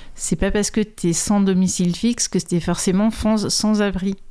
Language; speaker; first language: French; native; French